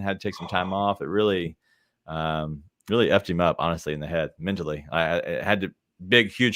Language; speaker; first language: English; native; English